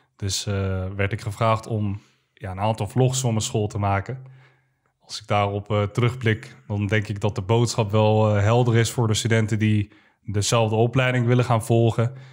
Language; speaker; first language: Dutch; early bilingual, other home language; Arabic